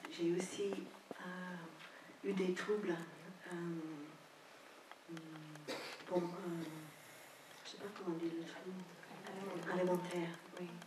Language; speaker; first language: French; non-native, fluent; English